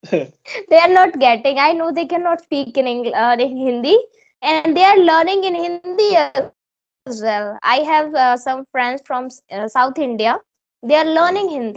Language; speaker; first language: English; non-native, local second language; Hindi